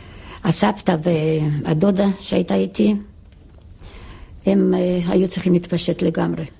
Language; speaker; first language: Hebrew; non-native, fluent; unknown